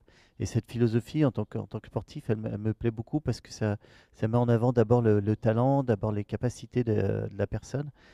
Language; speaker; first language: French; native; French